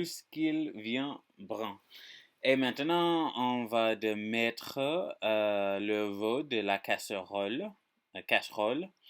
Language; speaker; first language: French; non-native, learner; English